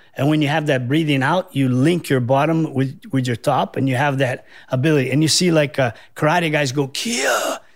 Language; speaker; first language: English; non-native, fluent; Portuguese